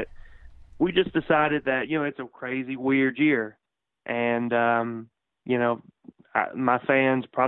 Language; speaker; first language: English; native; English